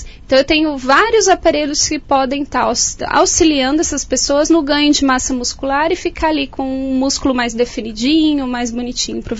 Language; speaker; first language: Portuguese; native; Portuguese